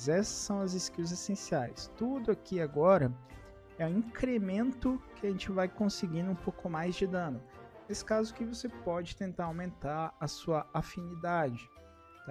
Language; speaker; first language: Portuguese; native; Portuguese